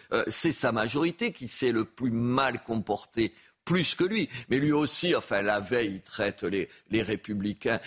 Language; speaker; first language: French; native; French